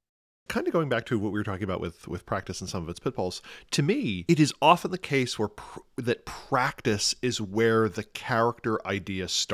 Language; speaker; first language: English; native; English